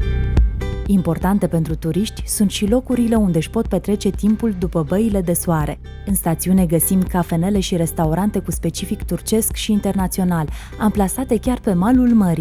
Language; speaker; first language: Romanian; native; Romanian